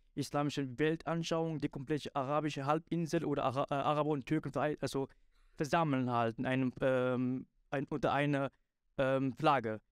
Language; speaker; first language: German; non-native, fluent; Arabic